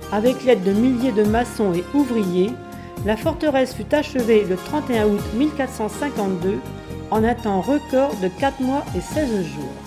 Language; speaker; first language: French; native; French